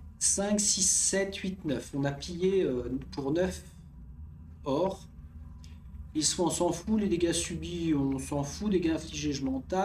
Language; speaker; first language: French; native; French